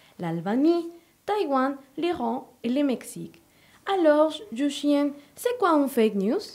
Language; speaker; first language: French; non-native, fluent; Spanish